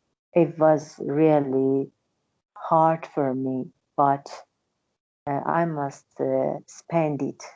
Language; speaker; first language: English; non-native, learner; Persian